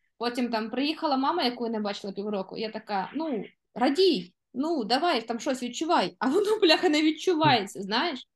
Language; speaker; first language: Ukrainian; non-native, local second language; Russian